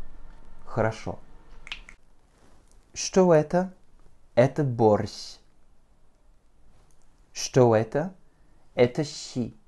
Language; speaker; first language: Russian; non-native, fluent; French